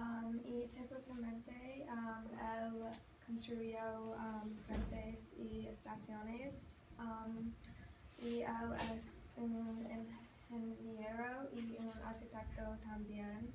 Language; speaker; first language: Spanish; non-native, learner; English